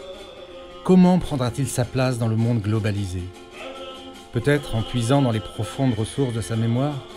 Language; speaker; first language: French; native; French